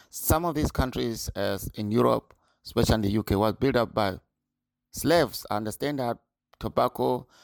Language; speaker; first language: English; non-native, local second language; North Ndebele